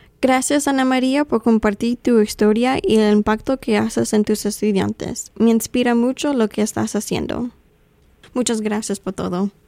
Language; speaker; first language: Spanish; non-native, fluent; English